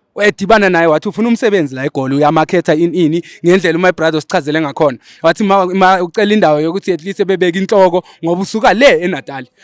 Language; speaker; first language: Zulu; non-native, local second language; Xhosa